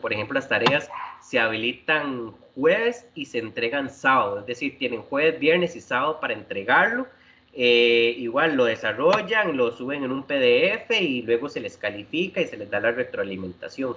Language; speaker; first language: Spanish; native; Spanish